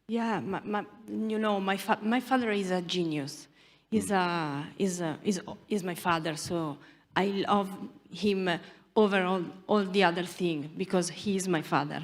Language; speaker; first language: English; non-native, learner; Italian